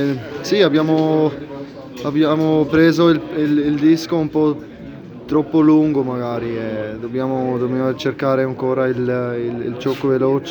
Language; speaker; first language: Italian; non-native, local second language; German